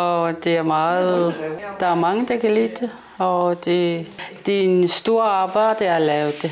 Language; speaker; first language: Danish; non-native, local second language; Kalaallisut